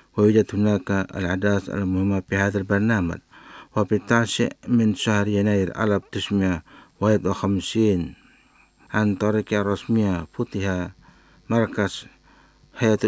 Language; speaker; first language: Arabic; non-native, fluent; Indonesian